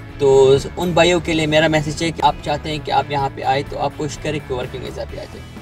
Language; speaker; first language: Urdu; non-native, local second language; Pashto